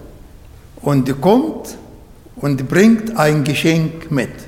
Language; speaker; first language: German; non-native, fluent; Arabic